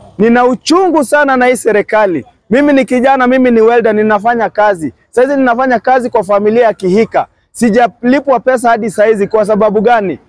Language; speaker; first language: Swahili; non-native, local second language; Luo (Kenya and Tanzania)